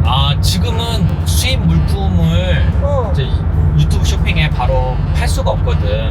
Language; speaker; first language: Korean; native; Korean